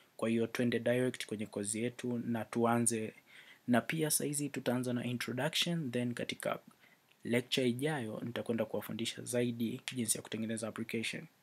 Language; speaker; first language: Swahili; native; Swahili